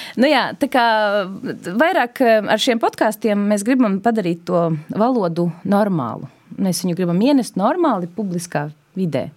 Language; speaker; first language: Latvian; native; Latvian